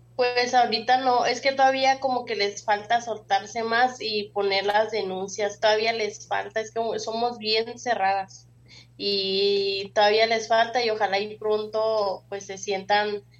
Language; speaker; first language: Spanish; native; Spanish